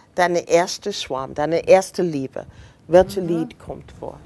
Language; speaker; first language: German; non-native, learner; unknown